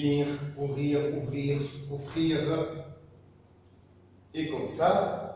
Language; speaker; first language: French; non-native, fluent; Arabic